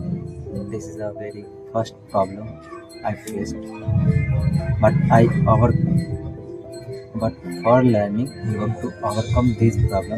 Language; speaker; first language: English; non-native, learner; Hindi